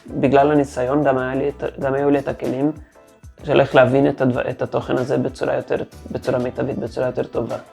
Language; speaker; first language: Hebrew; non-native, fluent; Portuguese